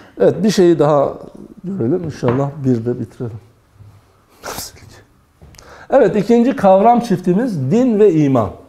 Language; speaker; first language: Turkish; native; Turkish